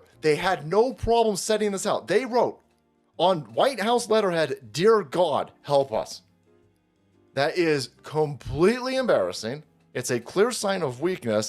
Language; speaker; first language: English; native; English